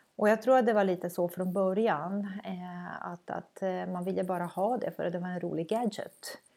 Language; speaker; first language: Swedish; non-native, fluent; Croatian